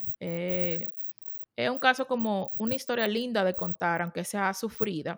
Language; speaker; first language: Spanish; native; Spanish